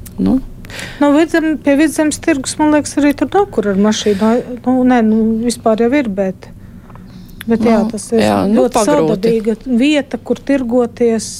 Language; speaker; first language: Latvian; native; Latvian